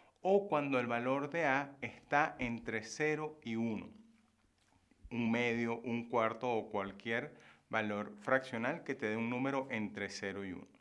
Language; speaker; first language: Spanish; native; Spanish